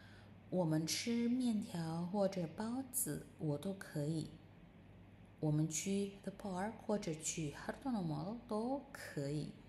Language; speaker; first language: Chinese; non-native, fluent; Indonesian